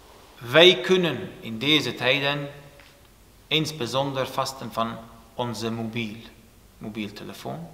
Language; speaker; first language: Dutch; non-native, fluent; Turoyo